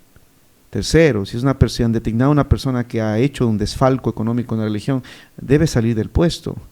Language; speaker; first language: Spanish; native; Spanish